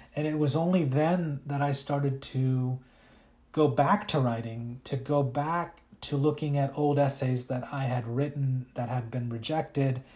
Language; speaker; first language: English; early bilingual, other home language; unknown